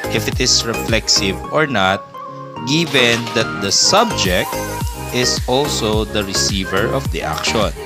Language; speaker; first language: English; non-native, local second language; Filipino